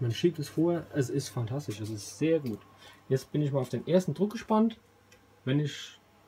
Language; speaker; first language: German; native; German